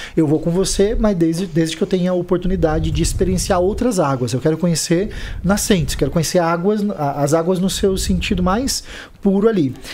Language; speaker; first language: Portuguese; native; Portuguese